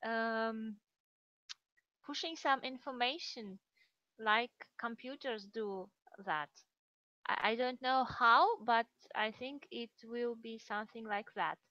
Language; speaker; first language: English; non-native, fluent; Russian